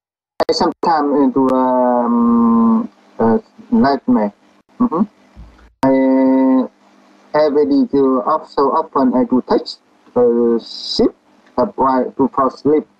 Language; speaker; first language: English; non-native, learner; Vietnamese